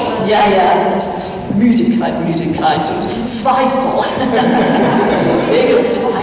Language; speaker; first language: German; non-native, fluent; English